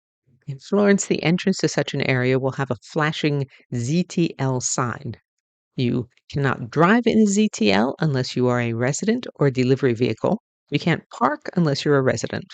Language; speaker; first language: English; native; English